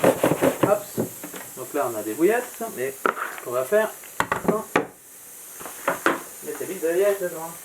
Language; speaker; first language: French; native; French